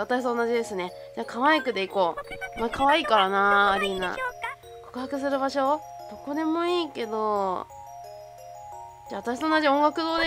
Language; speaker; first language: Japanese; native; Japanese